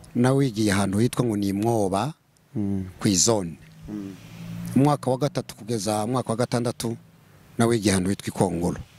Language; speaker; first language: Kinyarwanda; native; Kinyarwanda